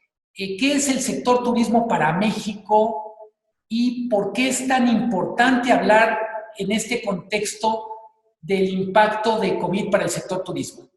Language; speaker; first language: Spanish; native; Spanish